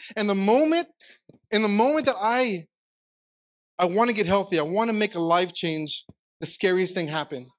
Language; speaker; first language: English; native; English